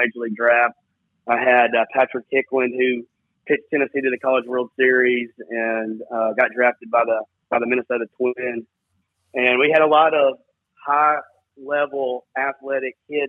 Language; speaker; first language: English; native; English